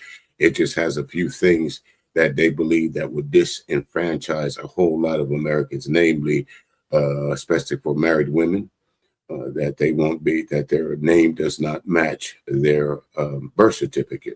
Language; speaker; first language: English; native; English